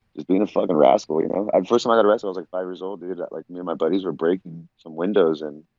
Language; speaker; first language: English; native; English